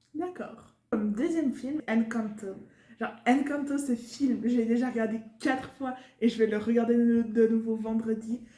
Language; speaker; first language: French; native; French